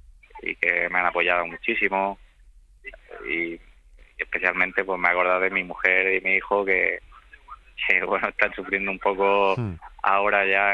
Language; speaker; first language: Spanish; native; Spanish